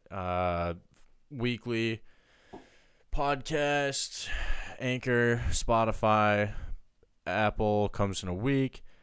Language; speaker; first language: English; native; English